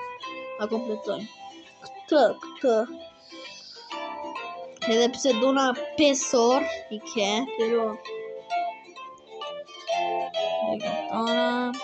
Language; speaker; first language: Albanian; early bilingual, heritage; Albanian